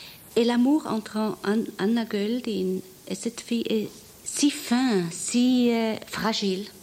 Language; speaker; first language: French; non-native, fluent; German